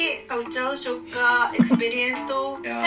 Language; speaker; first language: Hindi; non-native, fluent; Japanese